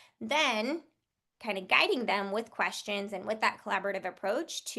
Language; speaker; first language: English; native; English